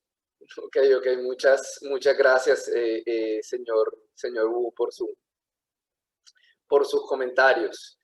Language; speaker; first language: Spanish; native; Spanish